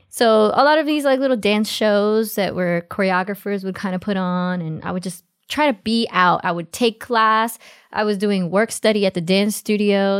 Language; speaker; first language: English; early bilingual, other home language; Spanish